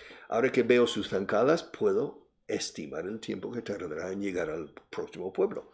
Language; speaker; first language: Spanish; non-native, fluent; English